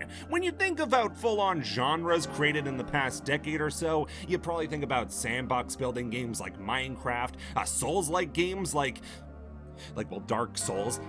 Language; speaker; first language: English; native; English